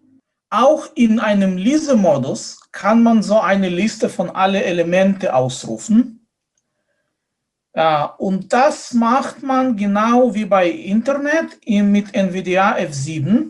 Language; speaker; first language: German; non-native, fluent; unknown